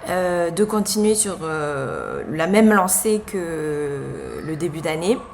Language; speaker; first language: French; native; French